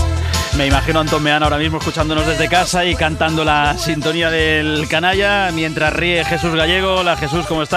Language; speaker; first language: Spanish; native; Spanish